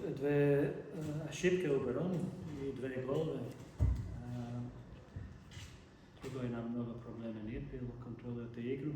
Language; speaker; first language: Russian; non-native, learner; Serbian